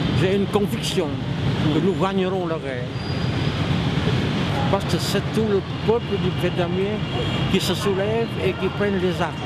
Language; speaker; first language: French; non-native, local second language; Vietnamese